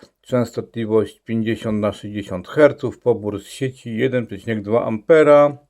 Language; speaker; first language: Polish; native; Polish